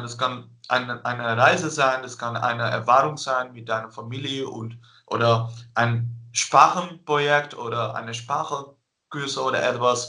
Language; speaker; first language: German; non-native, fluent; Dutch